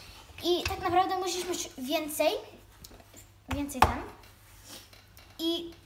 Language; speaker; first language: Polish; early bilingual, heritage; Polish